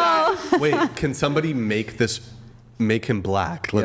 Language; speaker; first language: English; native; English